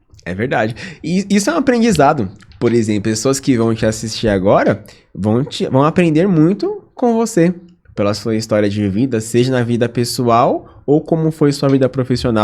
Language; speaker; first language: Portuguese; native; Portuguese